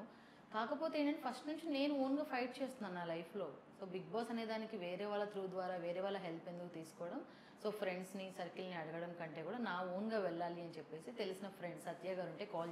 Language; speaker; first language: Telugu; native; Telugu